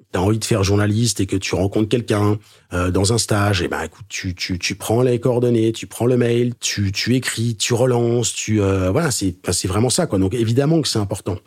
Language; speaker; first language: French; native; French